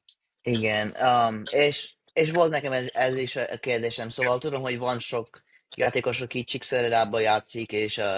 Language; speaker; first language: Hungarian; early bilingual, heritage; English